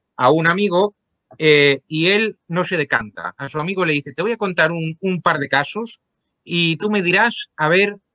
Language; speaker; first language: Spanish; native; Spanish